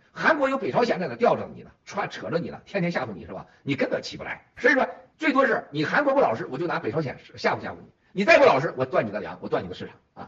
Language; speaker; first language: Chinese; native; Chinese